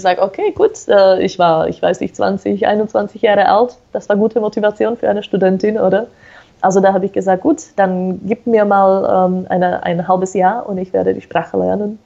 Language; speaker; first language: German; non-native, fluent; Slovak